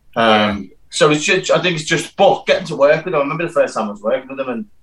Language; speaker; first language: English; native; English